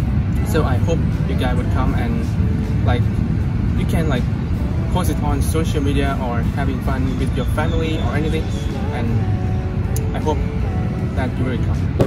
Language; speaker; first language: English; non-native, learner; Thai